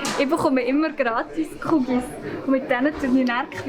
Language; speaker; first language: German; native; German